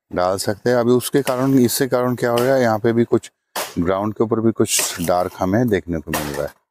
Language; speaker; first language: Hindi; non-native, local second language; Bangla